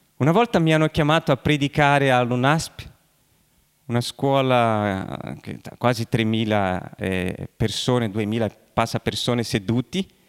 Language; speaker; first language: Italian; non-native, fluent; Portuguese